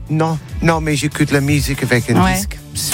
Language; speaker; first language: French; non-native, learner; English